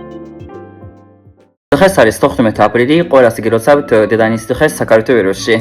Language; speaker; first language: Georgian; non-native, fluent; Japanese